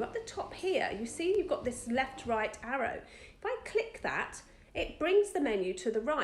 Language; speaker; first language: English; native; English